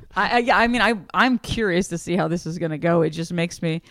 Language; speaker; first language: English; native; English